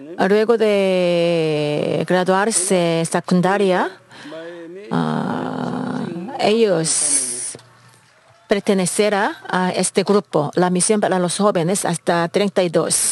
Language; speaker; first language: Spanish; non-native, learner; Korean